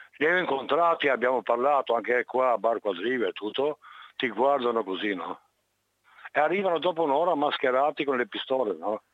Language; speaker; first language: Italian; non-native, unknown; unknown